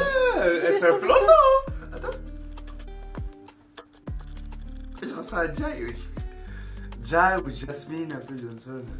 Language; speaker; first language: French; native; French